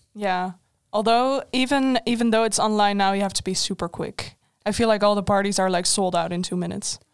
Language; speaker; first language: English; non-native, fluent; Dutch